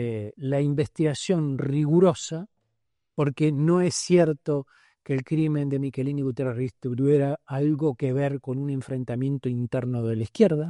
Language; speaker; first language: Spanish; native; Spanish